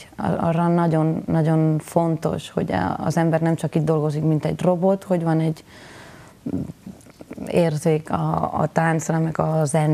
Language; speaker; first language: Hungarian; non-native, learner; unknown